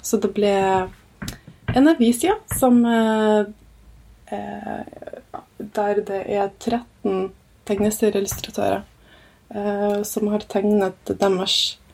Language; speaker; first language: Norwegian; early bilingual, other home language; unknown